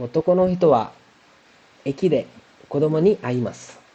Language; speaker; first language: Japanese; non-native, fluent; Kannada